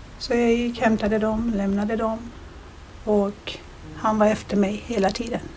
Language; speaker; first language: Swedish; non-native, fluent; Persian